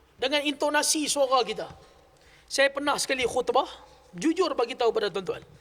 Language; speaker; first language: Malay; native; Malay